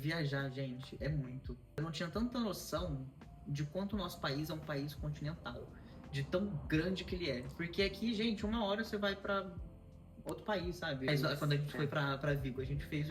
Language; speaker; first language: Portuguese; native; Portuguese